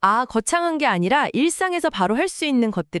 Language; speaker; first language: Korean; native; Korean